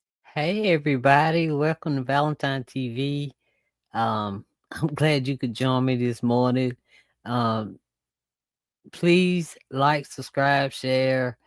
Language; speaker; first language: English; native; English